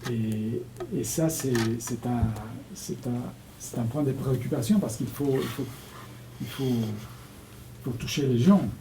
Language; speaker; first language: French; non-native, fluent; Spanish